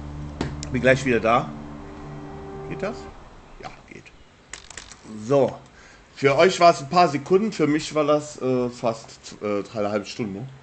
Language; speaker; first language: German; native; German